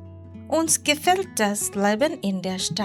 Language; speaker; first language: German; non-native, learner; Bangla